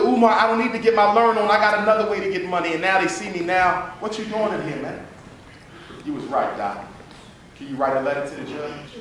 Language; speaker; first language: English; native; English